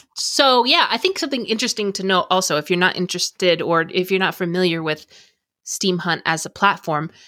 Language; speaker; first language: English; native; English